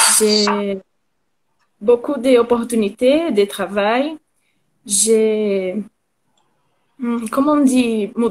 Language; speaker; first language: French; non-native, learner; Portuguese